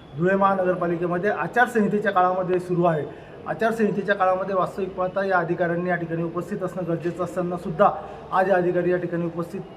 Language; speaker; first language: Marathi; native; Marathi